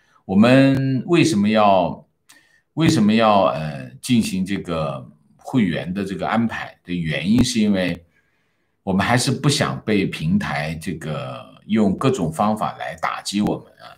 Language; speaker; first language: Chinese; native; Chinese